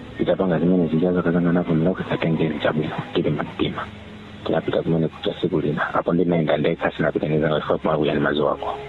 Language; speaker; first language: Nyanja; native; Nyanja